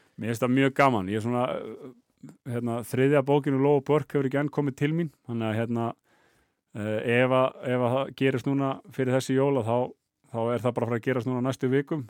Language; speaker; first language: Icelandic; native; Icelandic